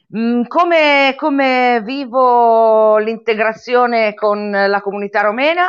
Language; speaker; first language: Italian; native; Italian